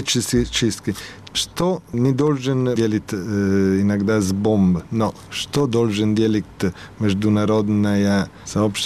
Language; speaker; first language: Russian; non-native, learner; Italian